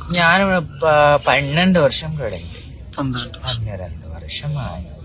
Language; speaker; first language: Malayalam; non-native, local second language; Tamil